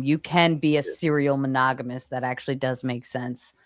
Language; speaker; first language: English; native; English